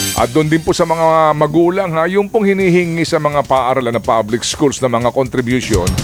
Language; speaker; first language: Filipino; non-native, local second language; Waray